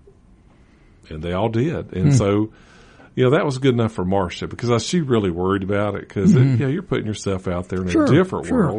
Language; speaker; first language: English; native; English